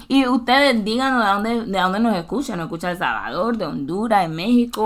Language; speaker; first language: Spanish; native; Spanish